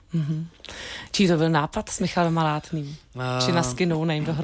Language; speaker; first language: Czech; native; Czech